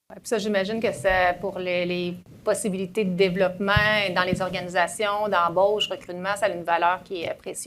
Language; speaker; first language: French; native; French